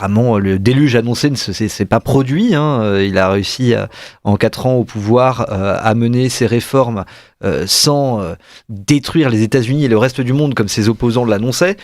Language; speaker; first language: French; native; French